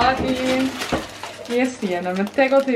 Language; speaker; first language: Polish; early bilingual, heritage; Dutch